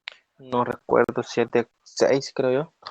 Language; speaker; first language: Spanish; native; Spanish